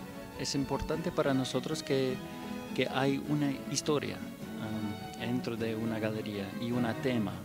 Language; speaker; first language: Spanish; non-native, fluent; English